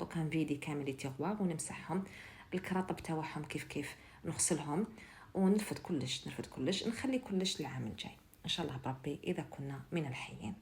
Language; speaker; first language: Arabic; native; Arabic